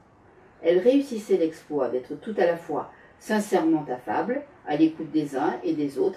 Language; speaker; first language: French; native; French